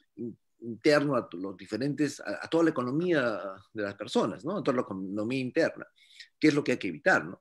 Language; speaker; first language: Spanish; native; Spanish